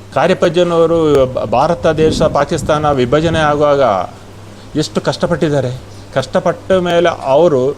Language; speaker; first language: Kannada; non-native, local second language; Kodava